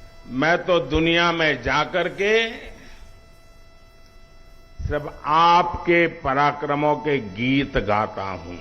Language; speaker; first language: Hindi; non-native, local second language; Gujarati